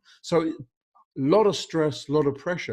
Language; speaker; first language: English; native; English